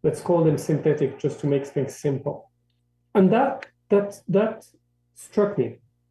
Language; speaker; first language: English; non-native, fluent; Arabic